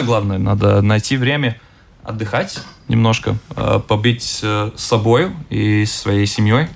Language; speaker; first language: Russian; non-native, local second language; Latvian